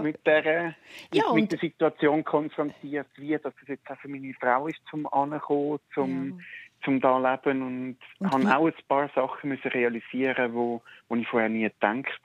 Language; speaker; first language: German; native; German